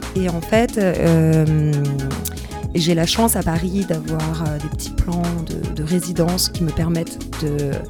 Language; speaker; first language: French; native; French